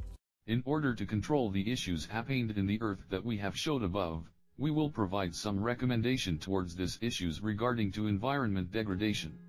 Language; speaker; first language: English; non-native, learner; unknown